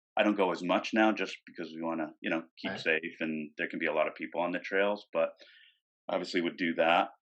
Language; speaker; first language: English; native; English